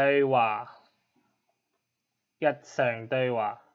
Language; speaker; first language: Chinese; non-native, learner; English